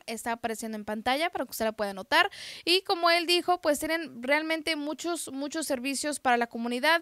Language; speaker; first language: Spanish; native; Spanish